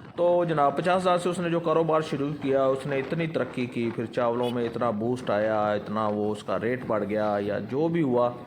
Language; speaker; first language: Urdu; non-native, local second language; Punjabi